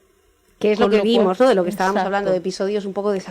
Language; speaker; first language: Spanish; native; Spanish